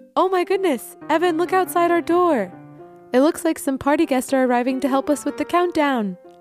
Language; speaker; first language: English; native; English